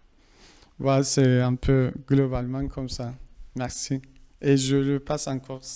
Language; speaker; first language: French; non-native, fluent; Kurdish